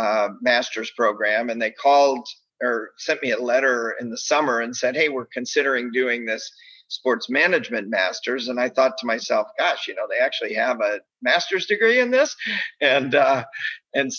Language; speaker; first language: English; native; English